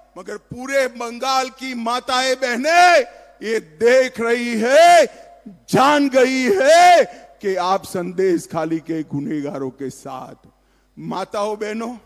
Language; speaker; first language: Hindi; non-native, local second language; Gujarati